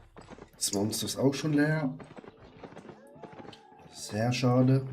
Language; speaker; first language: German; native; German